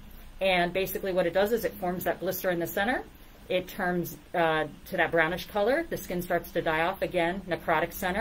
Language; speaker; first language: English; native; English